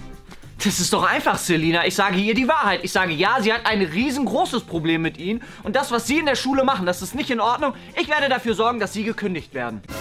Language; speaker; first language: German; native; German